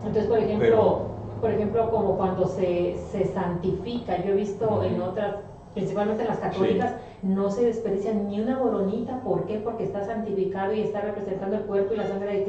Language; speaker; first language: Spanish; native; Spanish